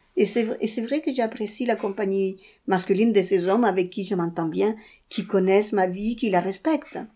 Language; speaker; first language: French; non-native, fluent; Spanish